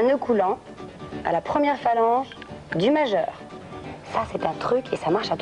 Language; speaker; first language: French; native; French